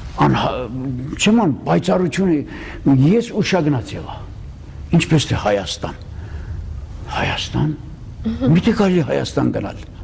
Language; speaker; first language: Armenian; early bilingual, heritage; Armenian